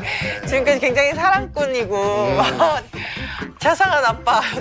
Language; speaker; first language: Korean; native; Korean